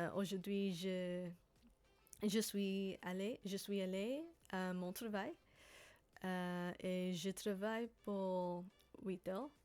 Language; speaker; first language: French; non-native, learner; English